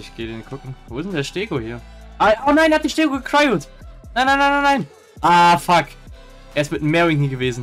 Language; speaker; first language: German; native; German